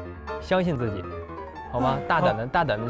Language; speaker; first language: Chinese; native; Chinese